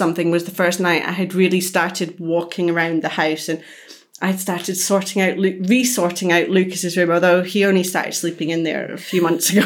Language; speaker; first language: English; native; English